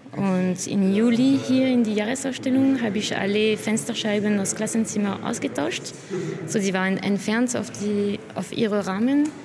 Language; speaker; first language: German; non-native, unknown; French